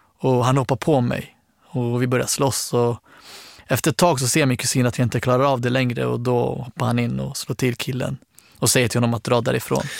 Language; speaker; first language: Swedish; early bilingual, other home language; Arabic